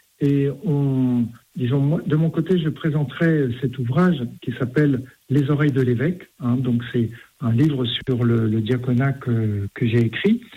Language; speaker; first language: French; native; French